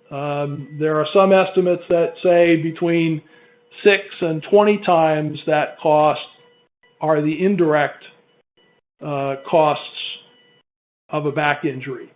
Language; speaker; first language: English; native; English